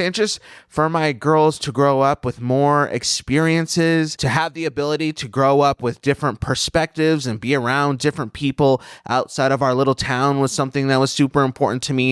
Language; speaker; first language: English; native; English